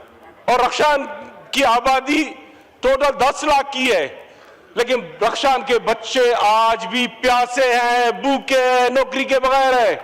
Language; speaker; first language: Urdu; non-native, local second language; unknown